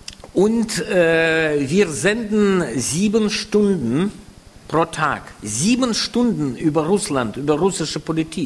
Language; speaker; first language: German; non-native, fluent; Russian